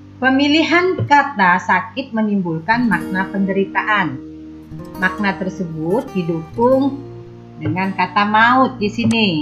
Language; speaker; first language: Indonesian; native; Indonesian